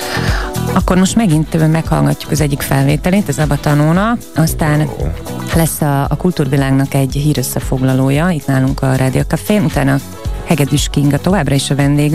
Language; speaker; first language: Hungarian; native; Hungarian